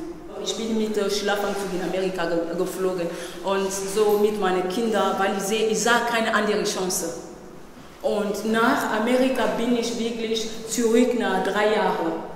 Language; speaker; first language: German; non-native, learner; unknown